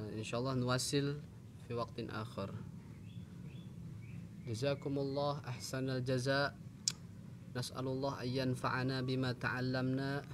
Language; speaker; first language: Arabic; non-native, fluent; Indonesian